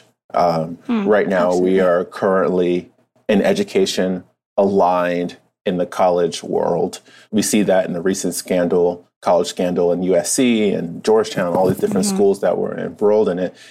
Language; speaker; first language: English; native; English